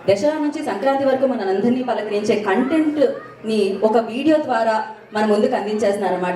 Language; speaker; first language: Telugu; native; Telugu